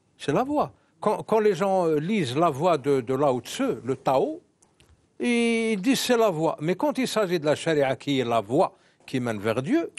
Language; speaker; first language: French; non-native, local second language; Arabic